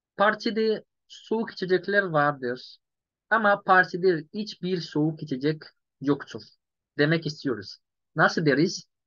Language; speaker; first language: Turkish; non-native, fluent; Yoruba